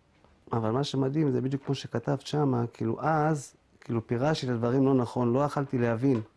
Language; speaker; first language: Hebrew; native; Hebrew